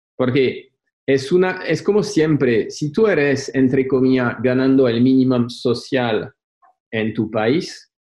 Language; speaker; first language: Spanish; non-native, fluent; French